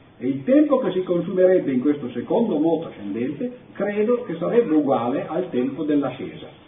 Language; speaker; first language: Italian; native; Italian